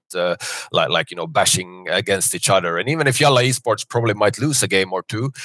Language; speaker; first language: English; non-native, fluent; Finnish